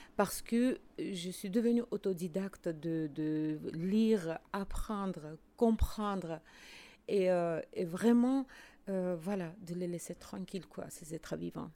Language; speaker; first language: French; non-native, fluent; Armenian